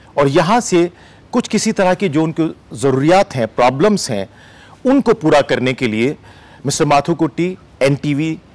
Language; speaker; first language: Hindi; native; Hindi